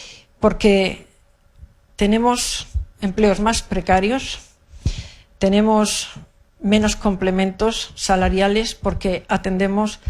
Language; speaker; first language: Spanish; native; Spanish